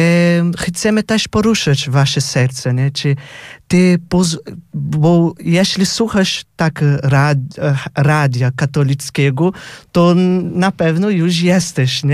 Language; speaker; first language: Polish; non-native, fluent; Portuguese